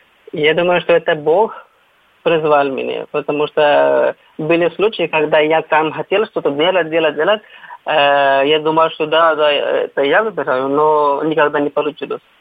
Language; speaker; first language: Russian; non-native, fluent; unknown